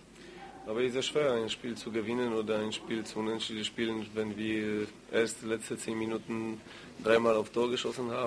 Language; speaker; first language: German; non-native, learner; Greek